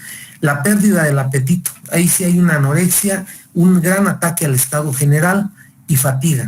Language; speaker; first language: Spanish; native; Spanish